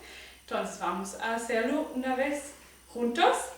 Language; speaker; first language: Spanish; non-native, fluent; German